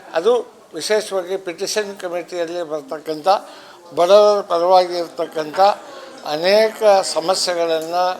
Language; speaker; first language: Kannada; non-native, local second language; Lambadi